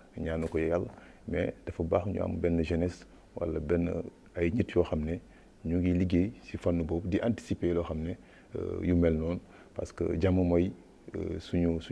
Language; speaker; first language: Wolof; non-native, local second language; Fula